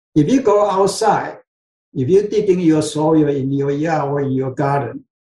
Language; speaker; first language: English; non-native, fluent; Chinese